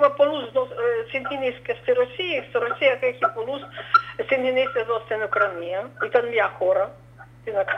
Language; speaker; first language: Greek; non-native, fluent; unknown